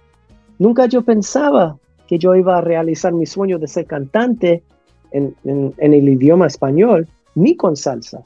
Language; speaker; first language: Spanish; early bilingual, heritage; Spanish